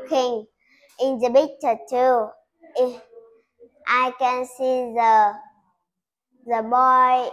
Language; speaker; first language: English; non-native, learner; Vietnamese